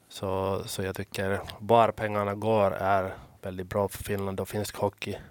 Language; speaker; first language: Swedish; non-native, local second language; Finnish